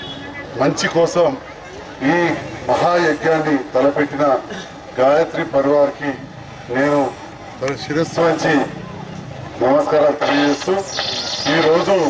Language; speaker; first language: Telugu; native; Telugu